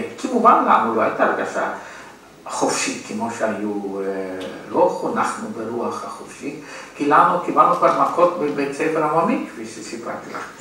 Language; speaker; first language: Hebrew; non-native, fluent; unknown